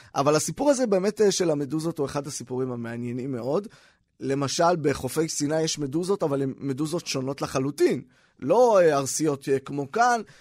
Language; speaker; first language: Hebrew; native; Hebrew